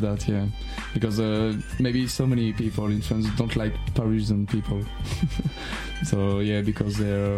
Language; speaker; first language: English; non-native, learner; French